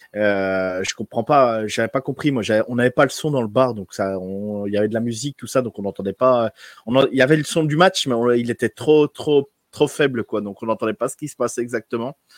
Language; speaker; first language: French; native; French